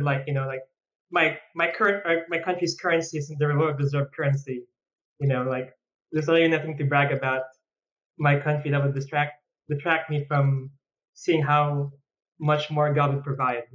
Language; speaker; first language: English; non-native, local second language; Filipino